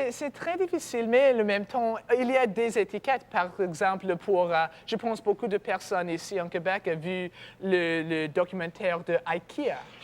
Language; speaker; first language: French; non-native, learner; English